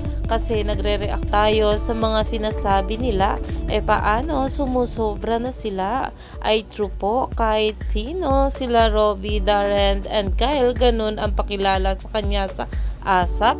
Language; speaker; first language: Filipino; native; Filipino